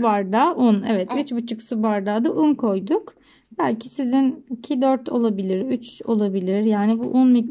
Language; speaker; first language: Turkish; native; Turkish